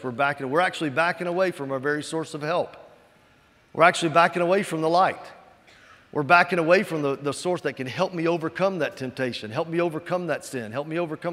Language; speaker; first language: English; native; English